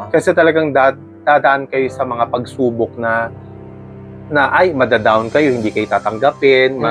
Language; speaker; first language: Filipino; native; Filipino